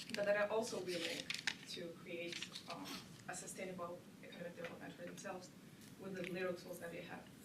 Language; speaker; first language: English; non-native, local second language; Kinyarwanda